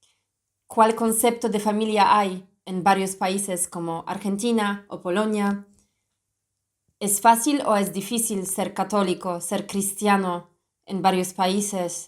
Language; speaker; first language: Spanish; non-native, fluent; Polish